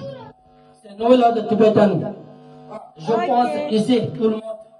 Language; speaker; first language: French; non-native, learner; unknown